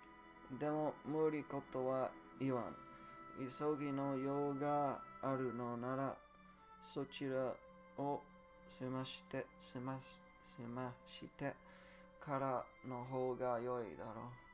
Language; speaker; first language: Japanese; non-native, learner; English